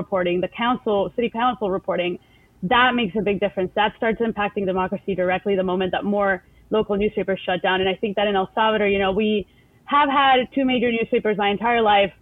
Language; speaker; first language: English; non-native, fluent; Spanish